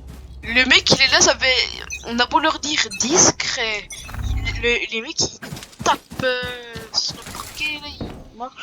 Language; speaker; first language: French; native; French